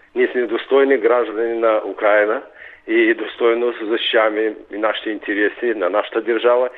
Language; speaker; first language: Bulgarian; early bilingual, heritage; Bulgarian